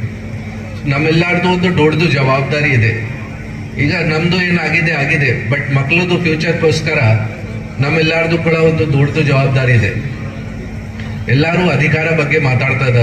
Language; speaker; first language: Kannada; non-native, fluent; Hindi